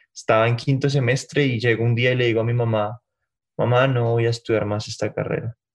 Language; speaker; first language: Spanish; native; Spanish